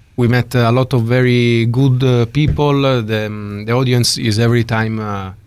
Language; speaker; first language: English; non-native, learner; Italian